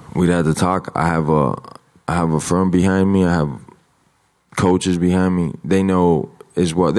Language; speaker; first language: English; early bilingual, other home language; Spanish